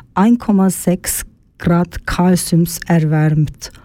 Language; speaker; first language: German; non-native, learner; Turkish